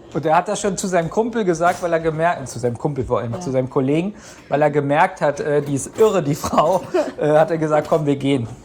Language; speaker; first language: German; native; German